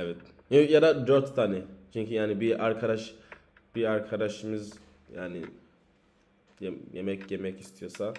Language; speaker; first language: Turkish; non-native, learner; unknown